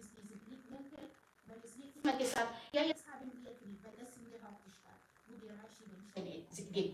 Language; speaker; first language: German; non-native, fluent; Arabic